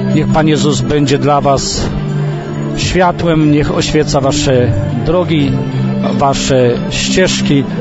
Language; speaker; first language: Polish; native; Polish